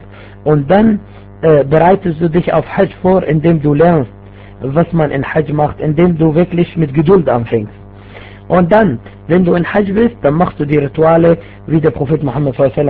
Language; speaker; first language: German; non-native, fluent; Arabic